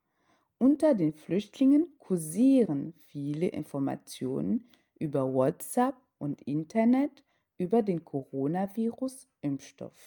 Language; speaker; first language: German; non-native, fluent; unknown